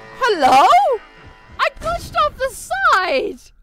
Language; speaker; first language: English; native; English